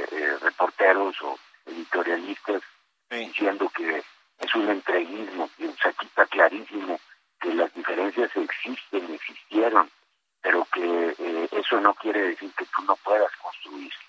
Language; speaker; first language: Spanish; native; Spanish